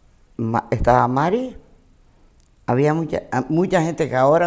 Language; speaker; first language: Spanish; native; Spanish